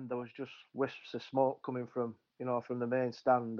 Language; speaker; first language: English; native; English